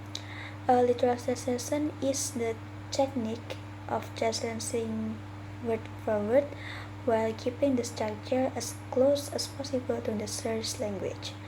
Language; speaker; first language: English; non-native, learner; Indonesian